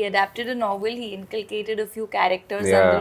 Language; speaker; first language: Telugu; non-native, fluent; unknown